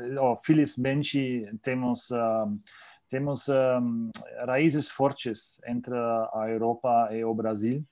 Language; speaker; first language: Portuguese; non-native, learner; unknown